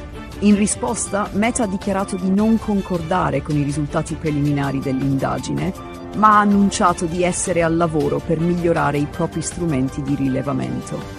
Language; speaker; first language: Italian; native; Italian